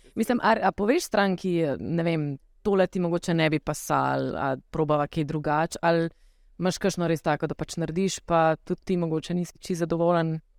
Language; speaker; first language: Slovenian; native; Slovenian